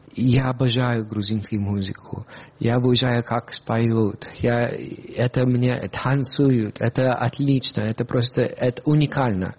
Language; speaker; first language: Russian; non-native, fluent; English